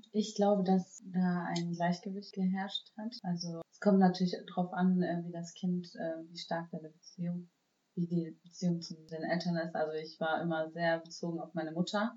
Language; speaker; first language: German; native; German